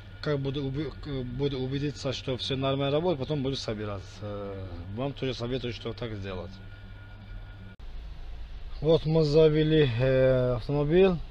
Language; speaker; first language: Russian; non-native, fluent; Azerbaijani